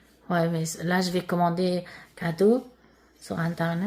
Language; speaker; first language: French; non-native, learner; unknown